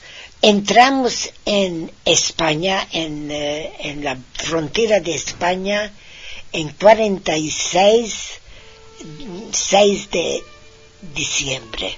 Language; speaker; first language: Spanish; non-native, fluent; Hungarian